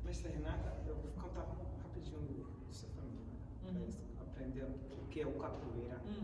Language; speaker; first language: Portuguese; non-native, learner; Swedish